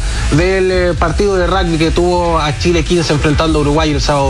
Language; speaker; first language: Spanish; native; Spanish